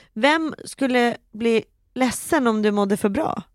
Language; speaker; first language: Swedish; native; Swedish